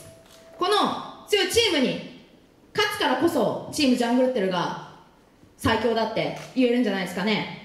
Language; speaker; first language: Japanese; native; Japanese